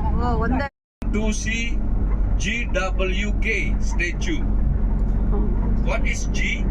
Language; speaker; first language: English; non-native, learner; Balinese